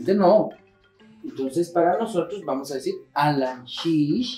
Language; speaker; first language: Spanish; non-native, local second language; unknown